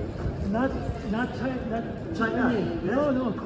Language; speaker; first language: English; non-native, learner; Korean